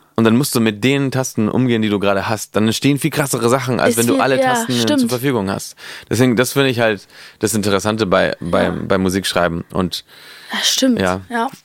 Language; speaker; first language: German; non-native, fluent; Spanish